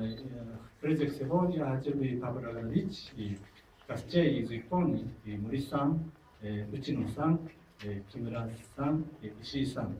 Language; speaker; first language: Russian; non-native, fluent; Japanese